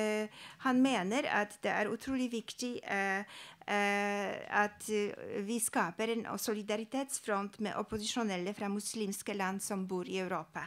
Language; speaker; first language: Norwegian; non-native, fluent; Polish